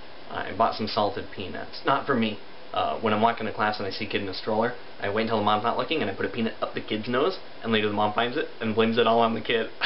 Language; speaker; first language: English; native; English